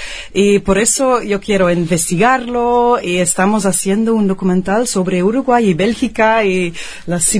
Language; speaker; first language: Spanish; non-native, fluent; Dutch